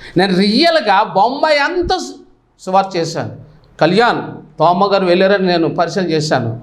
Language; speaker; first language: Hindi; non-native, local second language; Telugu